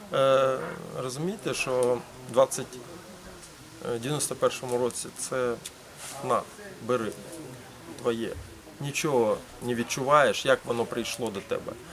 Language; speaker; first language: Ukrainian; early bilingual, heritage; Ukrainian